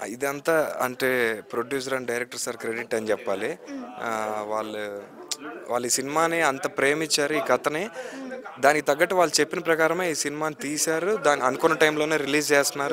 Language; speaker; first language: Telugu; native; Telugu